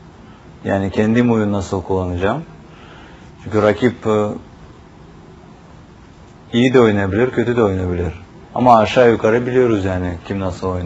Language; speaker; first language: Turkish; non-native, fluent; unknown